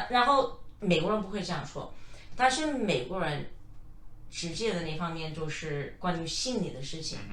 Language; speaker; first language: Chinese; non-native, fluent; English